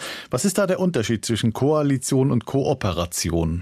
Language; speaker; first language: German; native; German